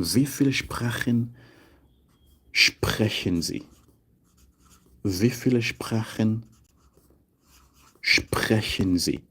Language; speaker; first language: German; non-native, fluent; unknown